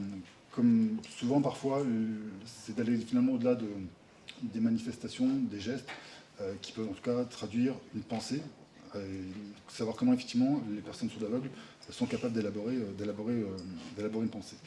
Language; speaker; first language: French; native; French